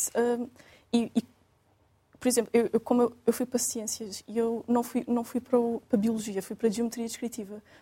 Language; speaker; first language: Portuguese; native; Portuguese